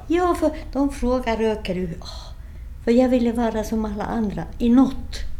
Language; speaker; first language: Swedish; early bilingual, other home language; Finnish